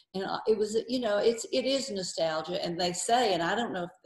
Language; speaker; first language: English; native; English